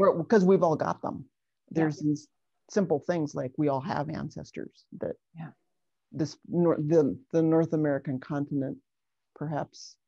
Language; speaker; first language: English; native; English